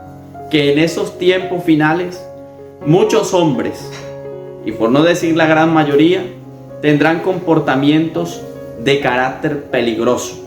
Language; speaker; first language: Spanish; native; Spanish